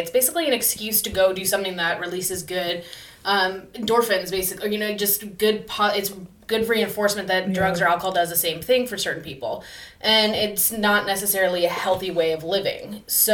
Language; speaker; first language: English; native; English